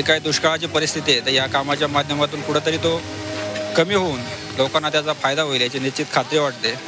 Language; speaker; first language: Marathi; native; Marathi